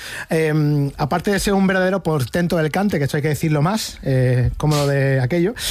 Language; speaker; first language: Spanish; native; Spanish